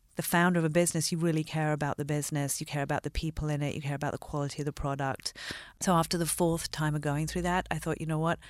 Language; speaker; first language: English; native; English